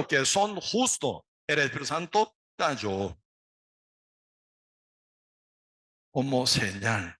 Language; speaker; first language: Spanish; non-native, learner; Korean